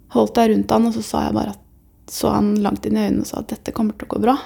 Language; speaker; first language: Norwegian; native; Norwegian